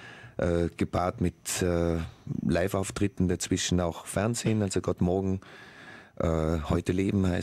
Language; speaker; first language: German; native; German